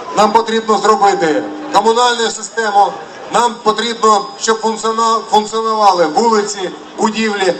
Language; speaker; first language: Ukrainian; non-native, local second language; Russian